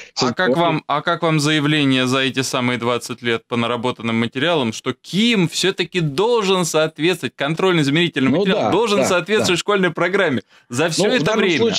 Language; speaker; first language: Russian; native; Russian